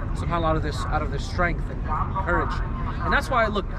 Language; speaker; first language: English; native; English